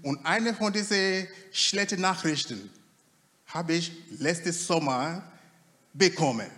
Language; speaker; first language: German; non-native, fluent; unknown